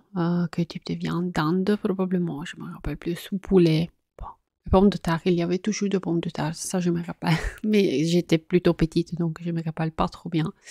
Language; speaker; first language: French; non-native, fluent; Italian